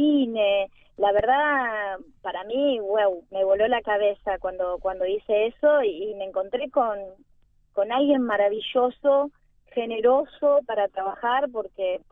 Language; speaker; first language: Spanish; native; Spanish